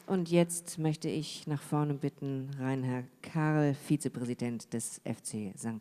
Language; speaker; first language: German; native; German